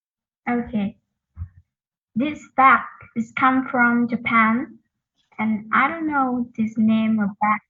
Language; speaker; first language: English; non-native, learner; Vietnamese